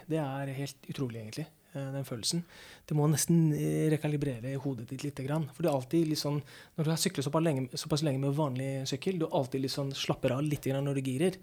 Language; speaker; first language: Norwegian; non-native, fluent; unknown